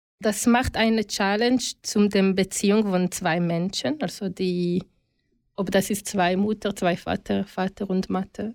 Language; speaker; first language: German; non-native, learner; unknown